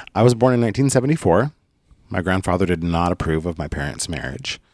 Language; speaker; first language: English; early bilingual, other home language; Italian